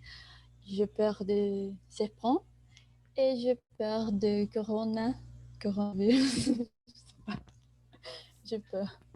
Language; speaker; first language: French; non-native, learner; Portuguese